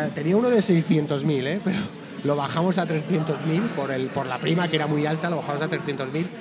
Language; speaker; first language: Spanish; native; Spanish